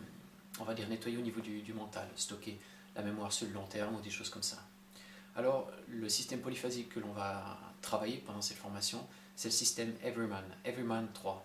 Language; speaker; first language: French; native; French